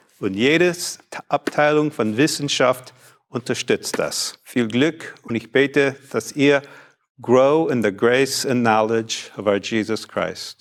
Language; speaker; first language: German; non-native, fluent; English